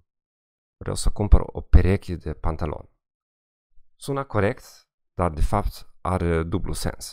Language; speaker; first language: Romanian; non-native, fluent; German